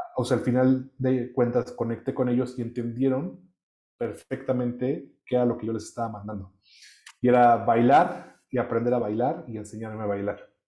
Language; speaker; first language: Spanish; native; Spanish